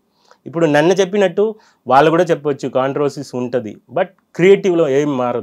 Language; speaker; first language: Telugu; non-native, fluent; Tamil